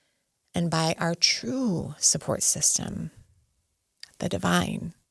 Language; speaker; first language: English; native; English